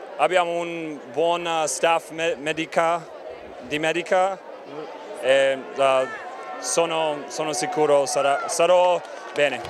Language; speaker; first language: Italian; non-native, learner; English